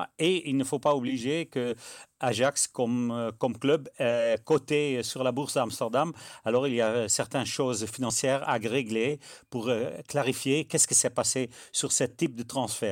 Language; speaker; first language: French; non-native, fluent; Dutch